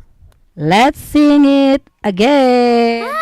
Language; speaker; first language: English; non-native, learner; Indonesian